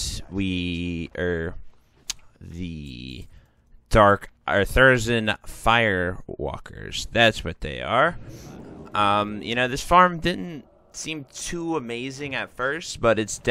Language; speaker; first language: English; native; English